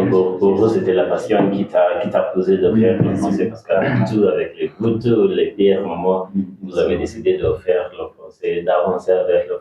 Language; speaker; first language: French; non-native, learner; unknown